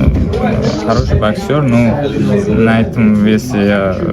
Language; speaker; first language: Russian; non-native, fluent; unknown